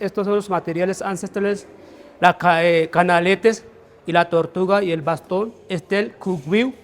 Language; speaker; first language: Spanish; non-native, local second language; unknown